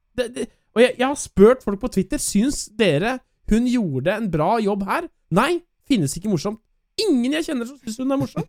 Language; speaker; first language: Norwegian; native; Norwegian